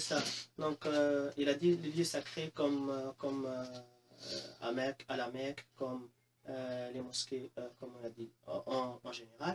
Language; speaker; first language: French; non-native, local second language; Arabic